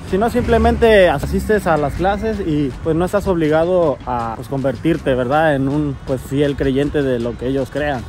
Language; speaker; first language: Spanish; native; Spanish